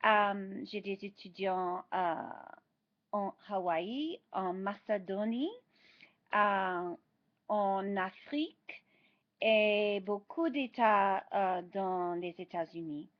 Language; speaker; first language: French; non-native, fluent; English